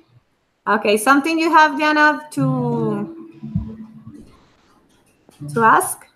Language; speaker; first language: English; non-native, fluent; Spanish